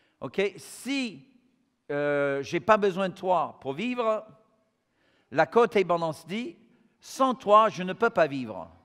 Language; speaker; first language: French; non-native, fluent; English